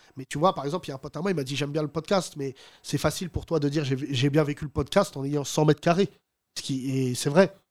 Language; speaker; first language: French; early bilingual, other home language; Arabic